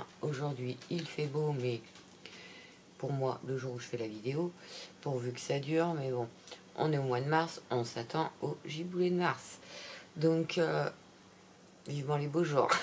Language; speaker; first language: French; native; French